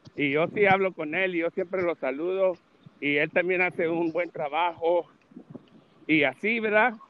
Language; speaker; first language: Spanish; early bilingual, heritage; Spanish